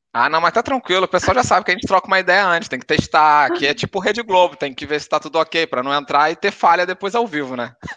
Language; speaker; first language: Portuguese; native; Portuguese